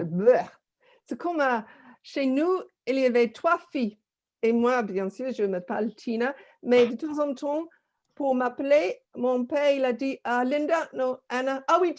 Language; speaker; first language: French; non-native, fluent; English